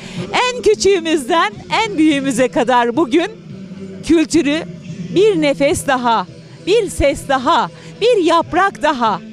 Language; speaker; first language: Turkish; native; Turkish